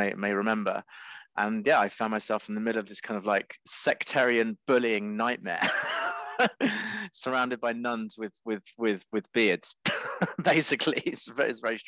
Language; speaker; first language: English; native; English